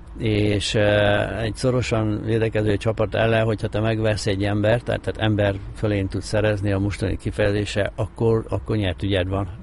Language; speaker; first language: Hungarian; native; Hungarian